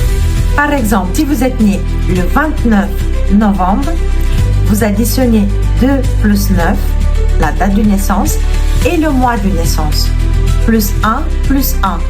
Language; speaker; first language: French; non-native, fluent; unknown